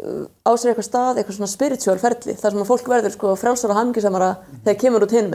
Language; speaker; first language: Icelandic; native; Icelandic